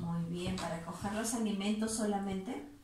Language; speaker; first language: Spanish; native; Spanish